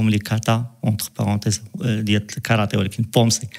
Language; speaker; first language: French; non-native, local second language; Arabic